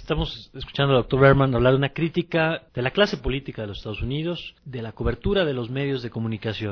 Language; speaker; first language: Spanish; native; Spanish